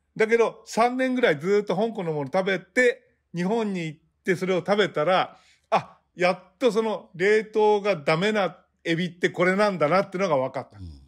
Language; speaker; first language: Japanese; native; Japanese